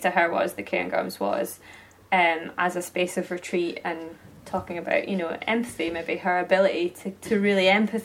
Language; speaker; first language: English; native; English